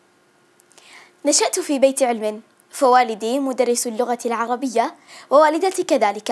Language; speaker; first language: Arabic; native; Arabic